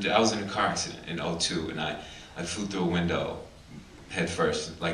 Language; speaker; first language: English; native; English